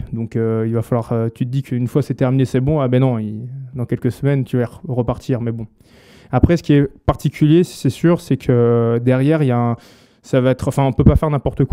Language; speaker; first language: French; native; French